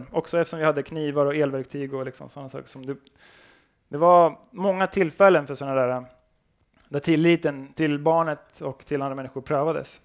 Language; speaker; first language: Swedish; native; Swedish